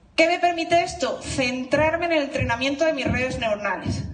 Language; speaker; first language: Spanish; native; Spanish